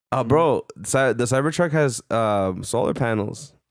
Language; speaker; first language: English; early bilingual, other home language; Spanish